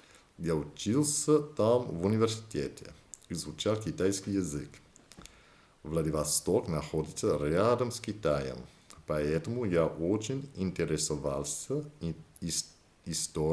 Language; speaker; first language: Russian; non-native, learner; English